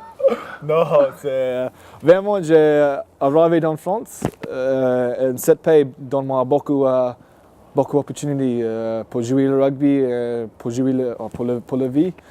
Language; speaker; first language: French; non-native, learner; English